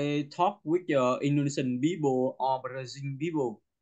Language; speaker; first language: English; non-native, local second language; Vietnamese